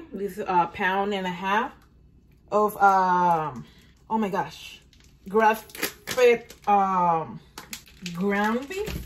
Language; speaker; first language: English; non-native, fluent; Spanish